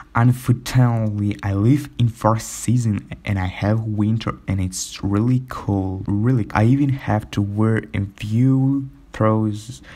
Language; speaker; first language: English; non-native, learner; Russian